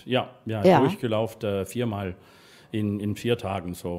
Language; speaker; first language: German; non-native, learner; English